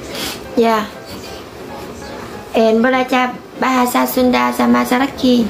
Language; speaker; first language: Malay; non-native, learner; Vietnamese